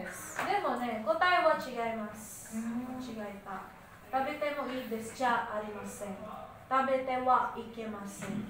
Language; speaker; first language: Japanese; non-native, learner; Filipino